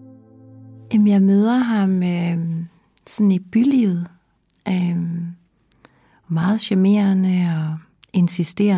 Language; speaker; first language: Danish; native; Danish